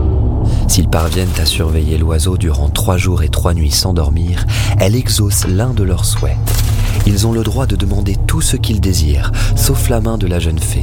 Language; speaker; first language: French; native; French